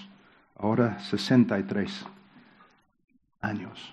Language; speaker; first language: Spanish; non-native, fluent; English